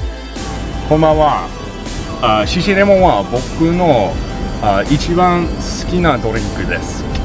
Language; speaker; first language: Japanese; non-native, learner; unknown